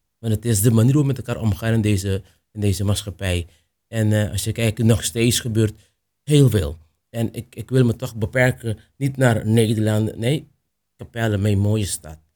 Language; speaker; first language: Dutch; non-native, local second language; Papiamento